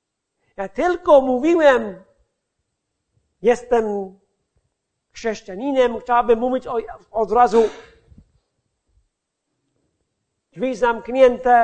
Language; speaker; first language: Polish; non-native, fluent; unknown